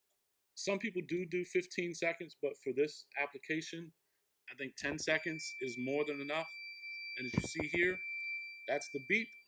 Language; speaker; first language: English; native; English